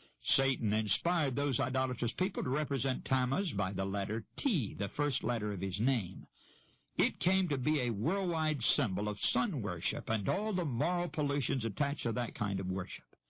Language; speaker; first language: English; native; English